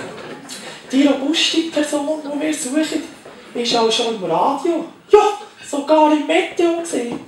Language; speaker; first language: German; native; German